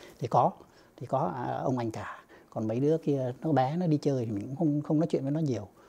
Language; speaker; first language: Vietnamese; native; Vietnamese